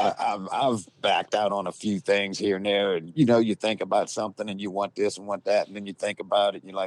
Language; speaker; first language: English; native; English